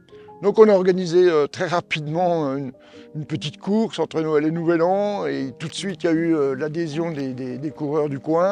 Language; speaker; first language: French; native; French